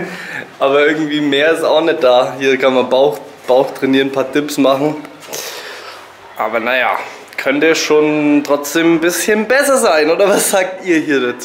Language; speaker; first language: German; native; German